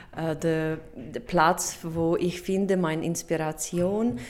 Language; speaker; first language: German; non-native, learner; Russian